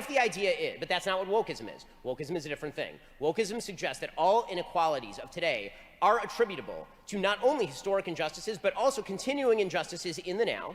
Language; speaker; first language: English; native; English